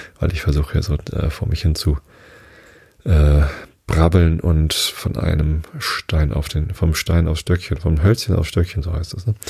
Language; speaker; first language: German; native; German